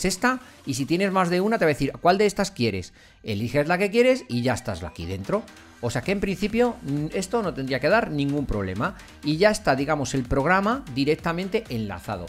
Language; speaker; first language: Spanish; native; Spanish